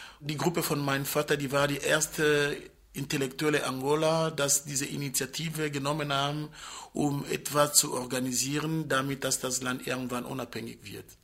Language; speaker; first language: German; non-native, fluent; Portuguese